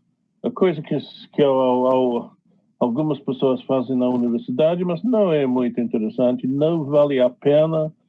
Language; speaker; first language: Portuguese; non-native, fluent; English